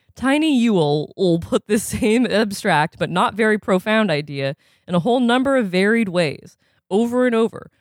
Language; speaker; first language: English; native; English